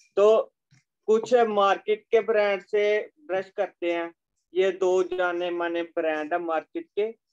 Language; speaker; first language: Hindi; native; Hindi